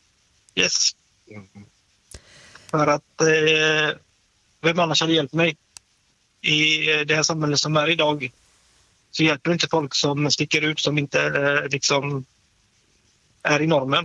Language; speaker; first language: Swedish; native; Swedish